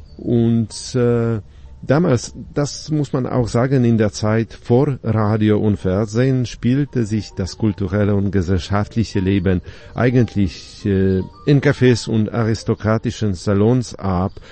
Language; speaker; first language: German; non-native, fluent; Polish